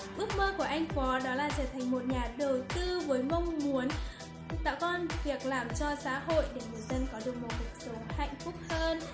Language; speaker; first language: Vietnamese; non-native, local second language; Hmong